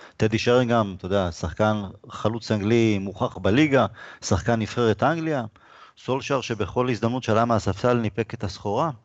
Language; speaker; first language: Hebrew; native; Hebrew